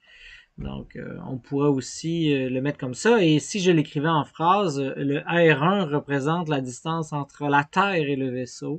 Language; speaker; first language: French; native; French